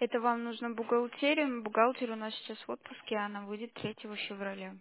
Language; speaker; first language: Russian; native; Russian